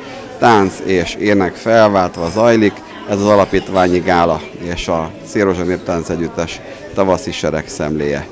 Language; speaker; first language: Hungarian; native; Hungarian